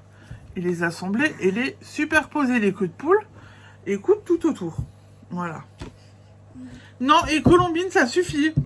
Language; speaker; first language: French; native; French